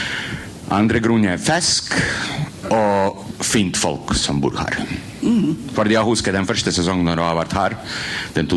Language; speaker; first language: Norwegian; non-native, fluent; Croatian